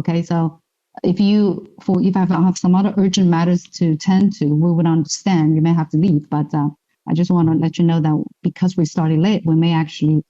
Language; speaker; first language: English; non-native, fluent; Chinese